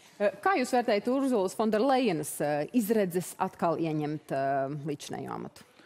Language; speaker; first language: Latvian; native; Latvian